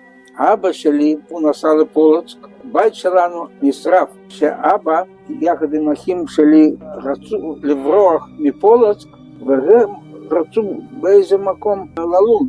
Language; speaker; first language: Hebrew; non-native, learner; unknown